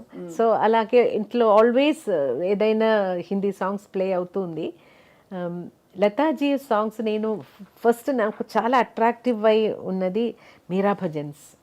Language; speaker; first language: Telugu; non-native, local second language; Malayalam